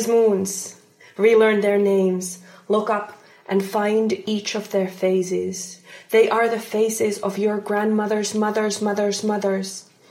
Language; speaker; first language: English; non-native, fluent; Finnish